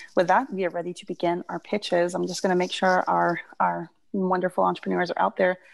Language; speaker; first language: English; native; English